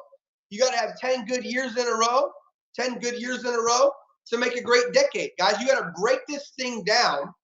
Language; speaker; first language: English; native; English